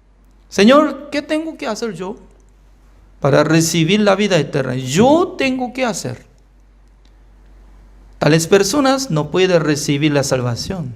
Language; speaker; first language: Spanish; non-native, fluent; Korean